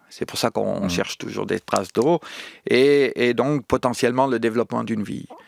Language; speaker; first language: French; native; French